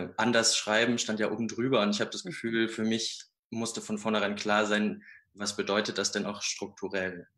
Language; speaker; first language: German; native; German